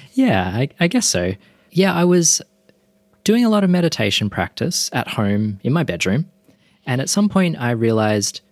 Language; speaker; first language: English; native; English